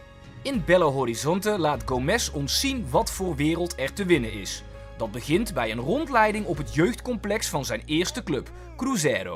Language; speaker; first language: Dutch; native; Dutch